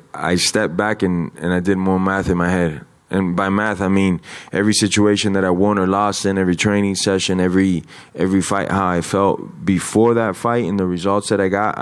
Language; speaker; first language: English; early bilingual, other home language; Spanish